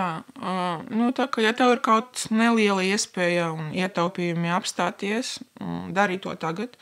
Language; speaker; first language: Latvian; non-native, local second language; Russian